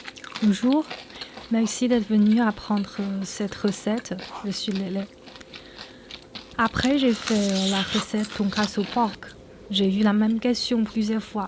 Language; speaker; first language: French; non-native, fluent; Chinese